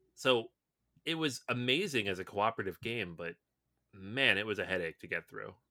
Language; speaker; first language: English; native; English